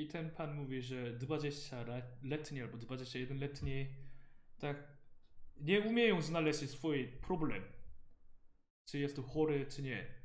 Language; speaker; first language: Polish; non-native, learner; Korean